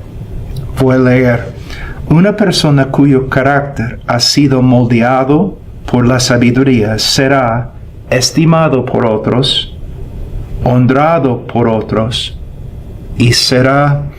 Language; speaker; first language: Spanish; non-native, fluent; English